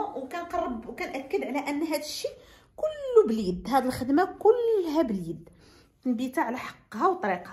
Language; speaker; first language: Arabic; native; Arabic